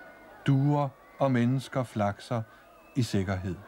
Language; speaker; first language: Danish; native; Danish